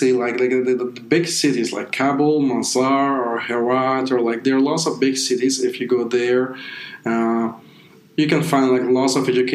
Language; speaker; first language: English; non-native, fluent; Persian